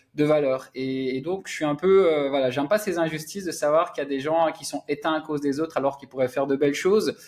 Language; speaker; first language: French; native; French